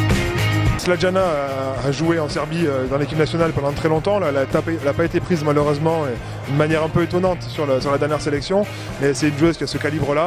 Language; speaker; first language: French; native; French